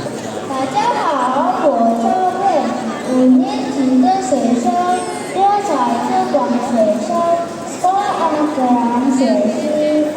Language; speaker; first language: Chinese; non-native, learner; Indonesian